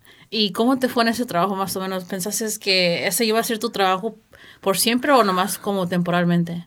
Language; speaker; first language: Spanish; early bilingual, heritage; Spanish